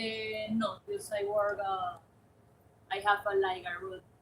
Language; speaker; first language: English; non-native, learner; Spanish